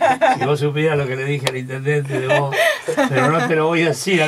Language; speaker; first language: Spanish; native; Spanish